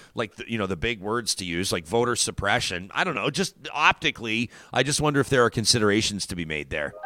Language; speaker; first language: English; native; English